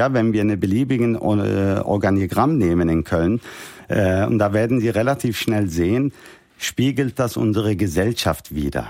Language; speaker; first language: German; early bilingual, other home language; Turkish